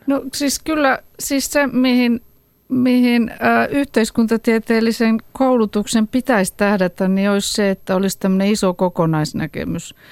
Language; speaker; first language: Finnish; native; Finnish